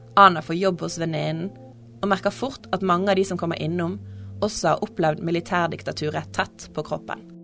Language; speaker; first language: Norwegian; native; Norwegian